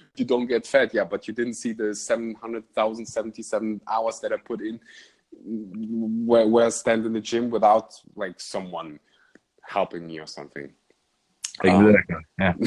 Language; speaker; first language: English; non-native, fluent; German